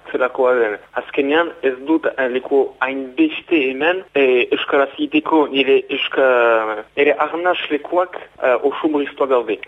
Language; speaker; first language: Basque; non-native, local second language; French